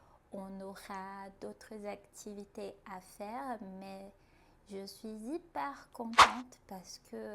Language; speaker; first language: French; non-native, fluent; Portuguese